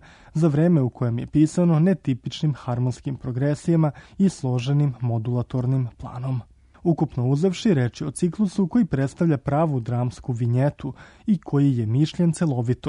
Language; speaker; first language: Croatian; native; Croatian